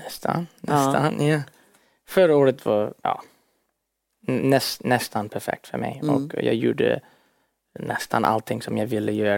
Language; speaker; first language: Swedish; early bilingual, heritage; English